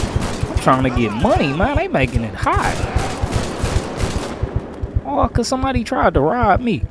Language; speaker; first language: English; native; English